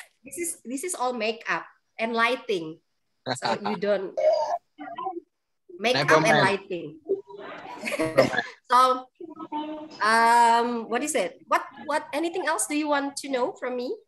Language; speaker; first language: English; non-native, fluent; Indonesian